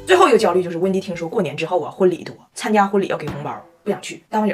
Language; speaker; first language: Chinese; native; Chinese